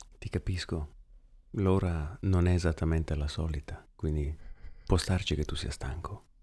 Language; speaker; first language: Italian; native; Italian